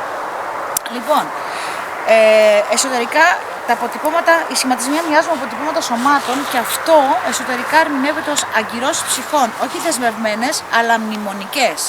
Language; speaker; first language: Greek; native; Greek